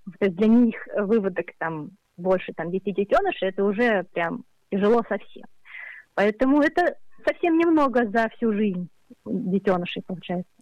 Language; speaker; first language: Russian; native; Russian